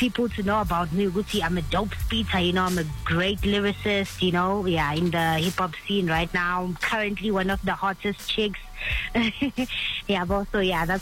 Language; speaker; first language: English; non-native, local second language; Zulu